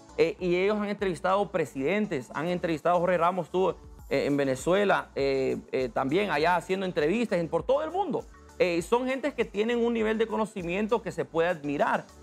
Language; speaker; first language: Spanish; early bilingual, heritage; Spanish